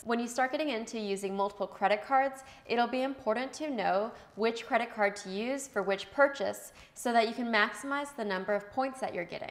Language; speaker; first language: English; native; English